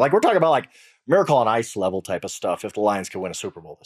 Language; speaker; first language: English; native; English